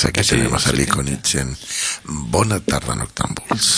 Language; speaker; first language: Spanish; native; Spanish